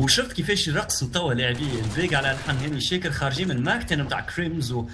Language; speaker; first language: Arabic; native; Arabic